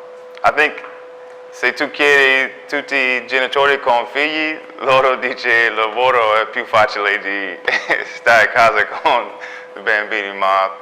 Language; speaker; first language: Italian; non-native, learner; English